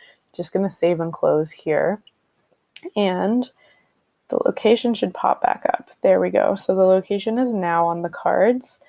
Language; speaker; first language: English; native; English